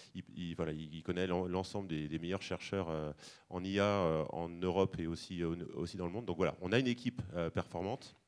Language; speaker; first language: French; native; French